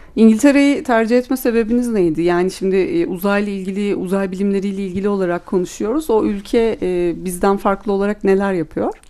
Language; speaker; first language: Turkish; native; Turkish